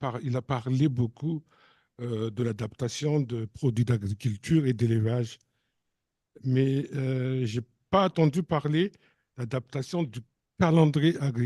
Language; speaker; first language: French; non-native, local second language; Malagasy